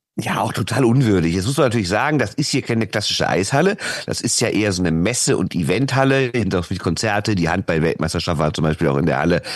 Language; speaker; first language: German; native; German